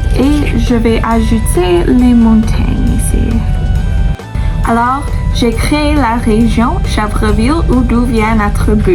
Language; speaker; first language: French; non-native, fluent; English